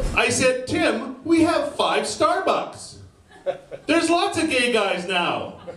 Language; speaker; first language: English; native; English